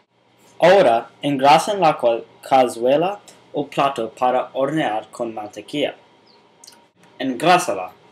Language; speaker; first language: Spanish; non-native, learner; English